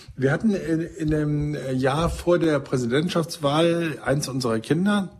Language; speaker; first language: German; native; German